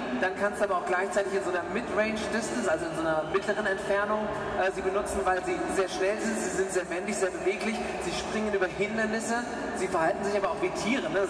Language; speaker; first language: German; native; German